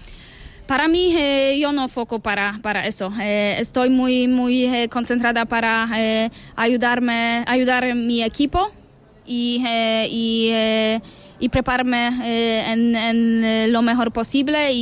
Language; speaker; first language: Spanish; non-native, learner; Polish